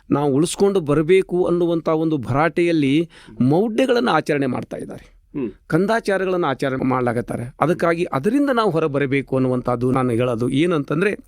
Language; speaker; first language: Kannada; non-native, local second language; Lambadi